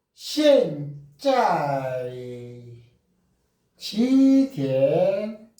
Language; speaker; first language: Chinese; non-native, learner; Korean